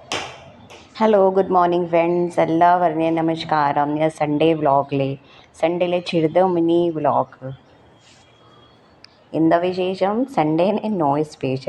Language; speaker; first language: Malayalam; non-native, learner; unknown